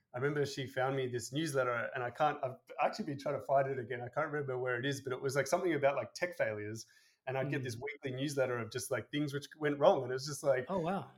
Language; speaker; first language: English; native; English